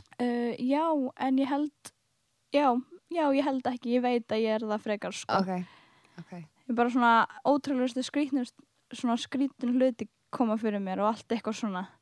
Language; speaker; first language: Icelandic; early bilingual, other home language; Filipino